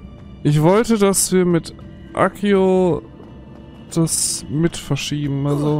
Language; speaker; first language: German; native; German